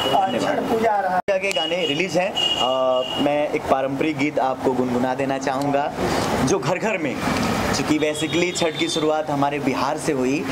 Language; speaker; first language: Hindi; native; Hindi